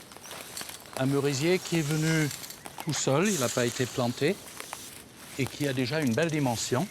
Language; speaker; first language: French; native; French